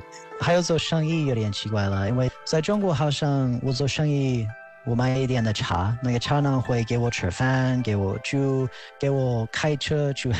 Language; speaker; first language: Chinese; non-native, fluent; English